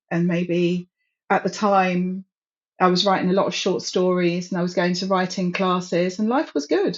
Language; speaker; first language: English; native; English